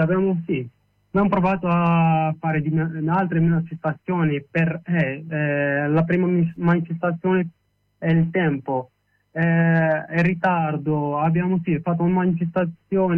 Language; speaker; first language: Italian; non-native, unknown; Arabic